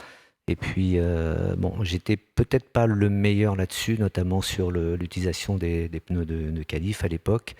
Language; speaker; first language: French; native; French